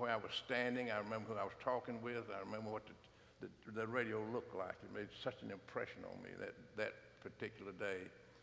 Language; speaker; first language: English; native; English